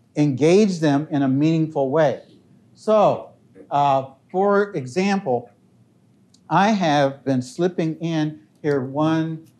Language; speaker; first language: English; native; English